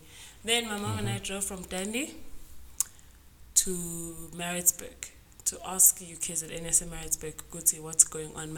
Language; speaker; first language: English; non-native, local second language; Zulu